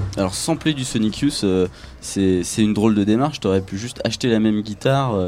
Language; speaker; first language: French; native; French